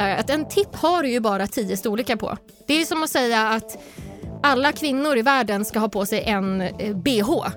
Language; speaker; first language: Swedish; native; Swedish